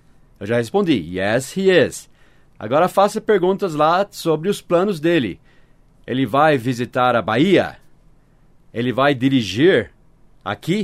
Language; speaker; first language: Portuguese; non-native, fluent; English